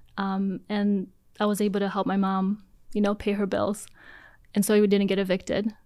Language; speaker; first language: English; early bilingual, other home language; Polish